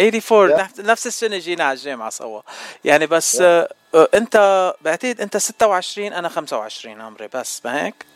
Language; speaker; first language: Arabic; native; Arabic